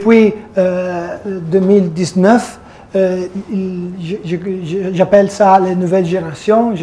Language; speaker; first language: French; non-native, fluent; Italian